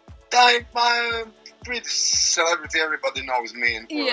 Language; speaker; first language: English; non-native, learner; Croatian